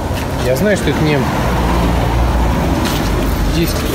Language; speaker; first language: Russian; native; Russian